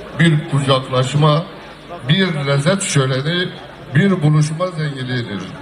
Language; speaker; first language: Turkish; native; Turkish